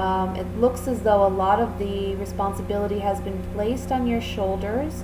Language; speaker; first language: English; native; English